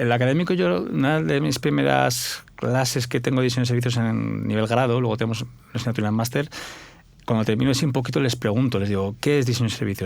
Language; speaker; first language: Spanish; native; Spanish